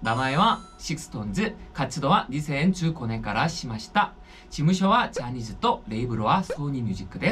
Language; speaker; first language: Japanese; non-native, learner; Korean